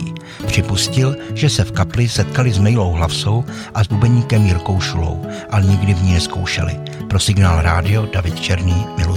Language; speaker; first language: Czech; native; Czech